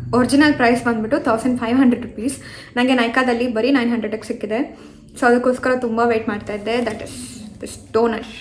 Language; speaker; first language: Kannada; native; Kannada